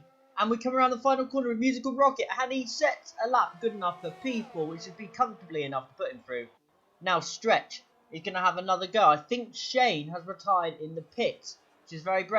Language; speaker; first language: English; native; English